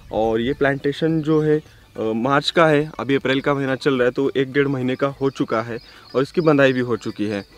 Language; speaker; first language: Hindi; native; Hindi